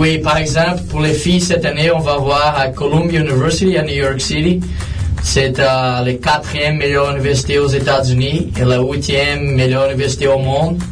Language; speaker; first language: French; non-native, learner; Portuguese